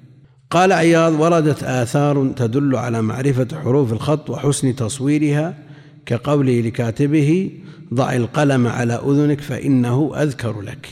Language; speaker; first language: Arabic; native; Arabic